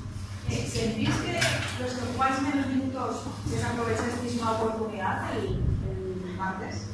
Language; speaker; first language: Spanish; native; Spanish